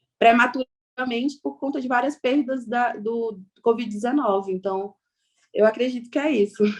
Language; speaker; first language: Portuguese; non-native, local second language; Kayapó